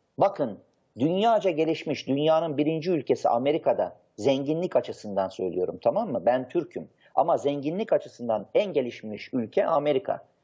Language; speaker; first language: Turkish; native; Turkish